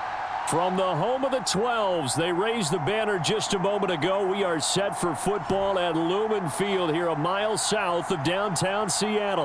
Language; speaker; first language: English; native; English